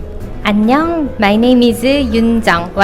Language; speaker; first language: English; non-native, learner; Korean